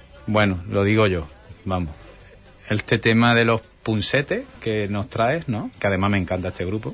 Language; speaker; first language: Spanish; native; Spanish